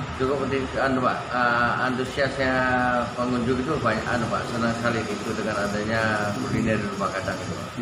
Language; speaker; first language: Indonesian; non-native, local second language; Minangkabau